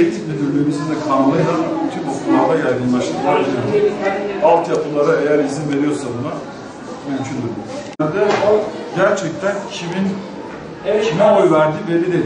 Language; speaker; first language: Turkish; native; Turkish